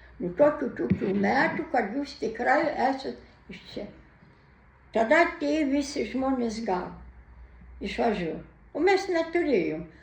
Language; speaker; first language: Lithuanian; non-native, local second language; German